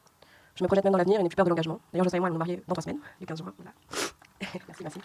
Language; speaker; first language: French; native; French